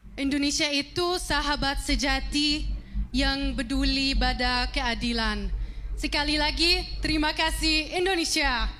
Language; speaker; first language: Indonesian; non-native, fluent; Arabic